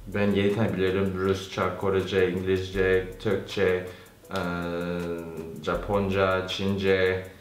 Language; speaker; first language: Turkish; non-native, learner; Korean